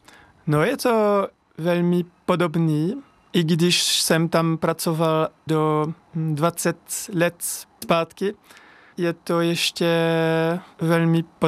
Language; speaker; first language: Czech; non-native, learner; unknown